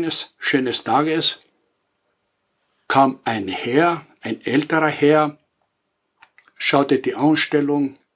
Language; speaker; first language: German; non-native, fluent; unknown